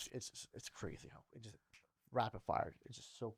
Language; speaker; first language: English; native; English